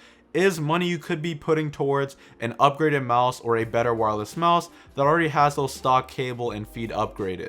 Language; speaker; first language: English; native; English